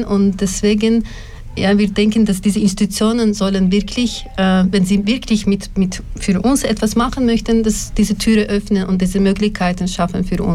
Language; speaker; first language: German; non-native, learner; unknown